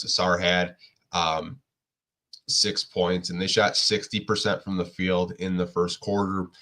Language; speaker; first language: English; native; English